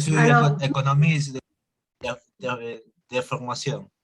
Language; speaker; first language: French; non-native, learner; Spanish